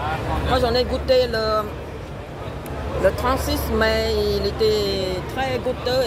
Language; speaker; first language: French; non-native, fluent; Vietnamese